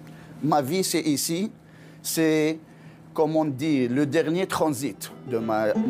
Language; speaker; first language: French; non-native, local second language; Arabic